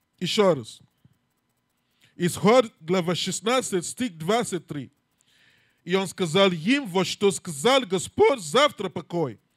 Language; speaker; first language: Russian; non-native, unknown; English